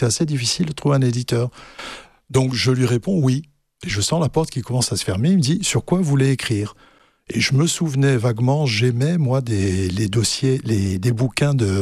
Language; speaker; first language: French; native; French